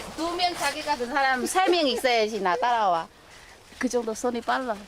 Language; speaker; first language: Korean; non-native, learner; Vietnamese